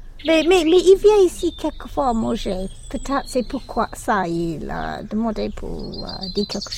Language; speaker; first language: French; non-native, learner; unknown